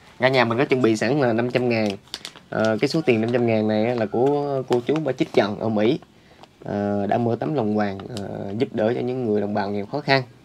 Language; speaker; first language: Vietnamese; native; Vietnamese